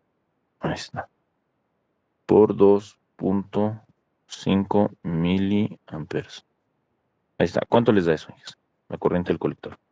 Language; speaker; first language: Spanish; native; Spanish